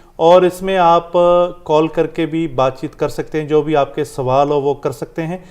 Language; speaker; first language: Hindi; non-native, local second language; Punjabi